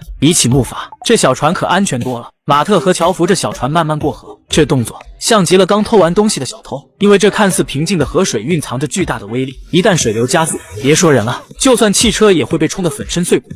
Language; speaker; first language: Chinese; native; Chinese